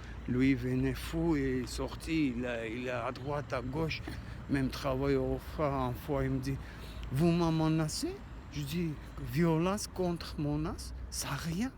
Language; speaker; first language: French; non-native, learner; Armenian